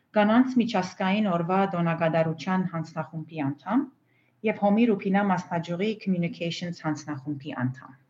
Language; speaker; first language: Armenian; early bilingual, heritage; Armenian